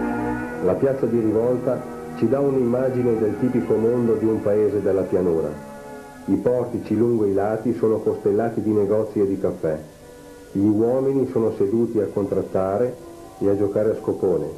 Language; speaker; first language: Italian; native; Italian